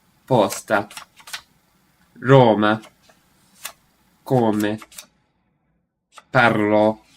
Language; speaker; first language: Italian; non-native, learner; English